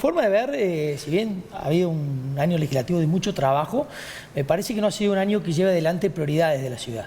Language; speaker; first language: Spanish; native; Spanish